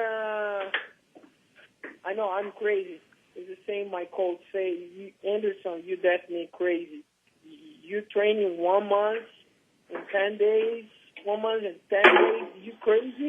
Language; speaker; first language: English; non-native, learner; Portuguese